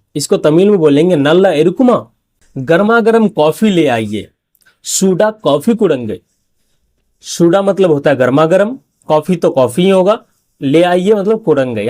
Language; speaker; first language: Hindi; native; Hindi